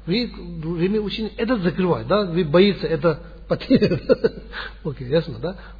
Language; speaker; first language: Russian; non-native, learner; Tibetan